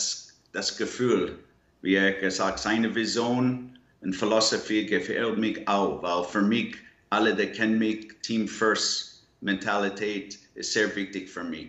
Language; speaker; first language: German; non-native, learner; English